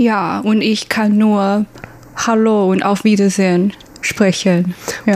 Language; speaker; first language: German; non-native, learner; Chinese